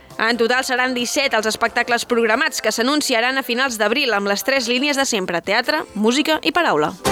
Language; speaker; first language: Catalan; native; Catalan